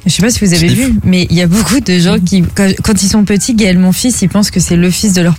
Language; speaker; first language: French; native; French